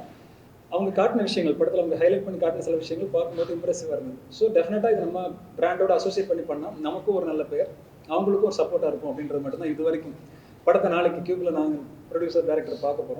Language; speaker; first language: Tamil; native; Tamil